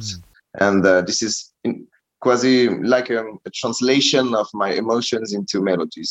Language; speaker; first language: English; non-native, learner; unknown